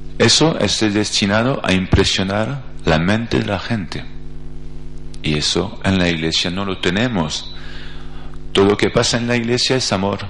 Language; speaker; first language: Spanish; non-native, fluent; French